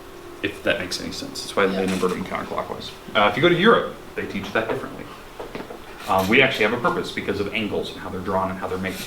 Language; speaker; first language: English; native; English